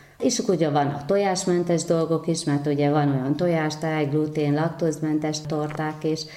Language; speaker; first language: Hungarian; native; Hungarian